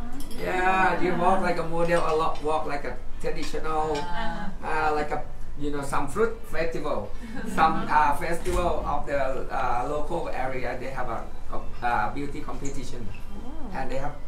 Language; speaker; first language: English; non-native, learner; Thai